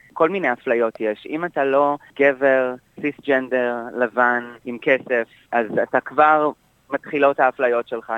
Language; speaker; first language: Hebrew; native; Hebrew